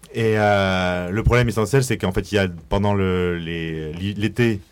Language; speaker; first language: French; native; French